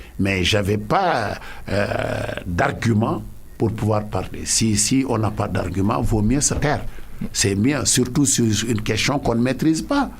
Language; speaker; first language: French; non-native, local second language; Wolof